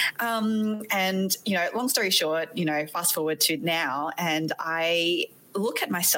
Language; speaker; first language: English; native; English